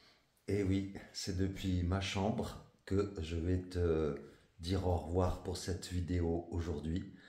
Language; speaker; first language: French; native; French